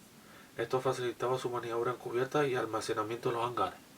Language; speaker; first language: Spanish; native; Spanish